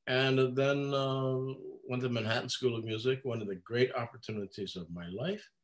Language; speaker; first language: English; native; English